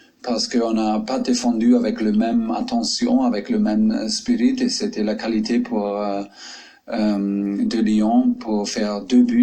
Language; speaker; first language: French; non-native, fluent; German